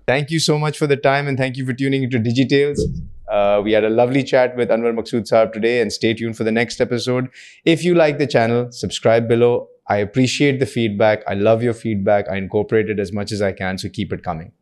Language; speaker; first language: English; non-native, local second language; Urdu